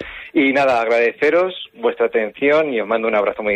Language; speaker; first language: Spanish; native; Spanish